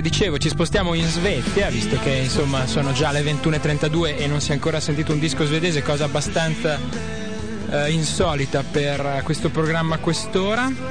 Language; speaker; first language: Italian; native; Italian